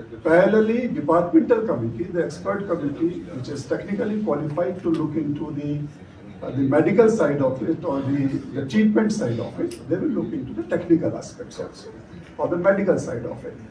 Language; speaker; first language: English; non-native, local second language; Bangla